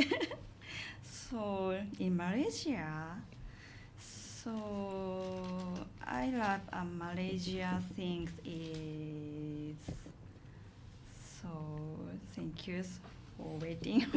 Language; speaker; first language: English; non-native, learner; Japanese